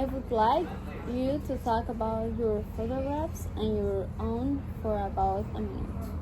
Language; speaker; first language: English; non-native, learner; Spanish